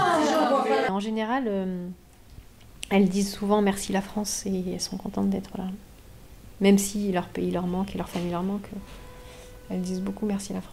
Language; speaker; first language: French; native; French